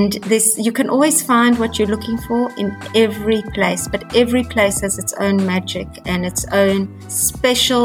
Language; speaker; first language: English; native; English